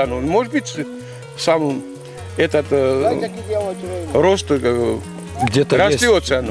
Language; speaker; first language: Russian; non-native, fluent; Georgian